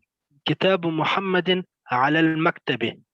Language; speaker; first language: Arabic; non-native, learner; Pashto